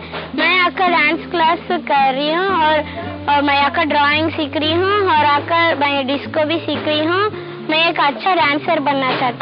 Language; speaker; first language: Hindi; non-native, local second language; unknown